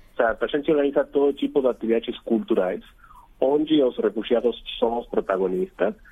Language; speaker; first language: Portuguese; non-native, fluent; Spanish